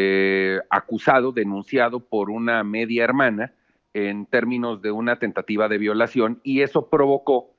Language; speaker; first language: Spanish; native; Spanish